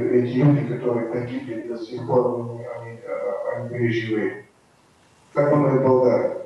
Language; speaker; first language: Russian; non-native, fluent; Bulgarian